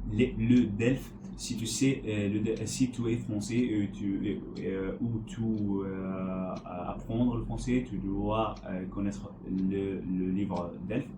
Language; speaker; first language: French; non-native, learner; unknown